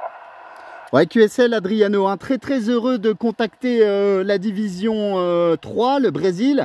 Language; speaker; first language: French; native; French